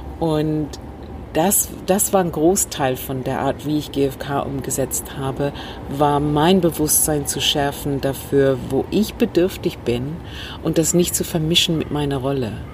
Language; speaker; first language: German; non-native, fluent; English